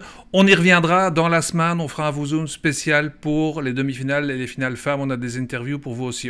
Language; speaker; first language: French; native; French